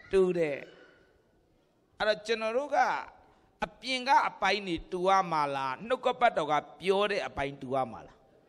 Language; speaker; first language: Burmese; non-native, local second language; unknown